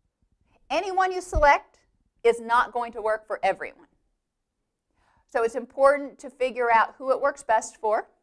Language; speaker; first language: English; native; English